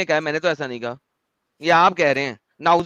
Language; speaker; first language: Hindi; native; Hindi